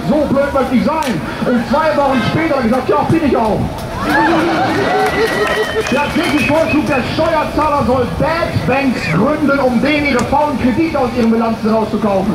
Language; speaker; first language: German; native; German